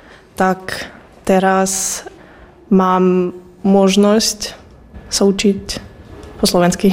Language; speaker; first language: Slovak; non-native, learner; German